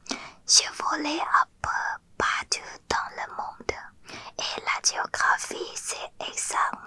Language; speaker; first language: French; non-native, learner; Thai